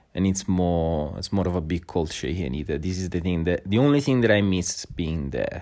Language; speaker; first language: English; non-native, fluent; Italian